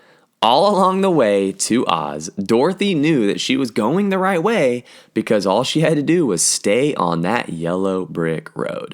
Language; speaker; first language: English; native; English